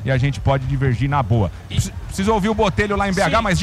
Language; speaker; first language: Portuguese; native; Portuguese